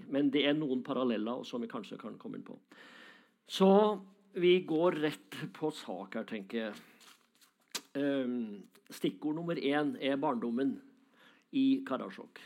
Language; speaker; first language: Norwegian; native; Norwegian